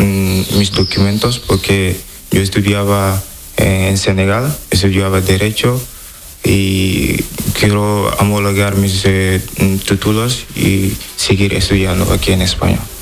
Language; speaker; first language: Spanish; non-native, learner; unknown